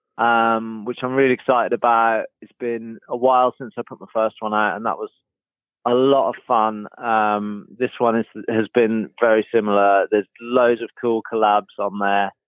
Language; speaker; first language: English; native; English